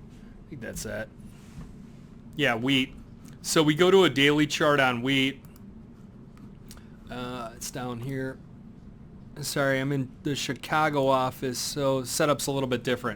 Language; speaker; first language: English; native; English